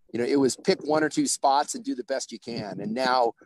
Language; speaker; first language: English; native; English